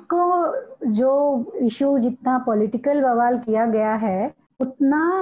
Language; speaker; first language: Hindi; non-native, local second language; Marathi